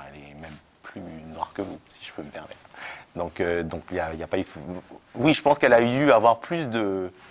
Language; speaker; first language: French; native; French